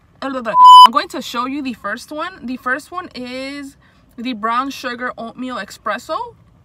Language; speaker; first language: English; early bilingual, other home language; Spanish